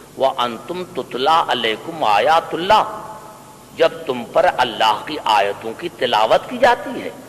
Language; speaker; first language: Urdu; non-native, local second language; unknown